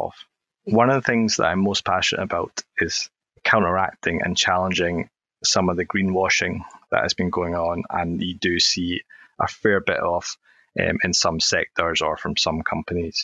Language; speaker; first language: English; native; English